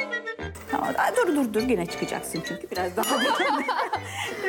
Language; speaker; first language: Turkish; native; Turkish